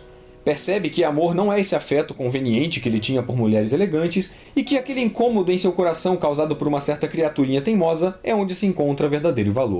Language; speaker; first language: Portuguese; native; Portuguese